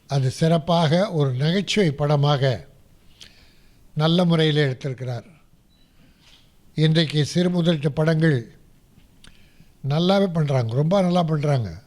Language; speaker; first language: Tamil; native; Tamil